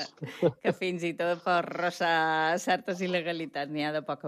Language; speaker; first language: Catalan; native; Catalan